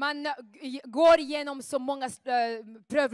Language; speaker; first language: Swedish; non-native, fluent; Rundi